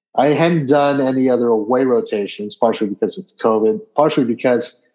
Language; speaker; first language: English; native; English